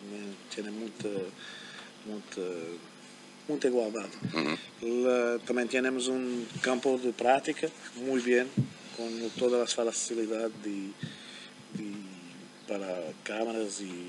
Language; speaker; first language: Portuguese; non-native, fluent; German